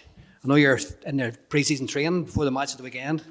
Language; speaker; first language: English; native; English